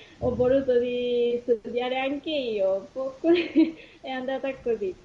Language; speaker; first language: Italian; non-native, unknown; Japanese